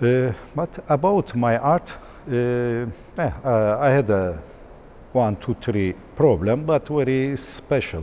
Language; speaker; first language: English; non-native, learner; Turkish